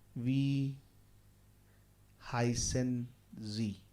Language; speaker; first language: German; non-native, fluent; Hindi